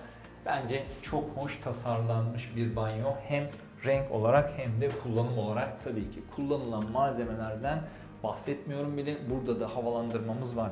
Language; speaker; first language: Turkish; native; Turkish